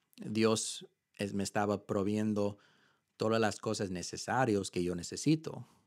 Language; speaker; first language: Spanish; early bilingual, heritage; Spanish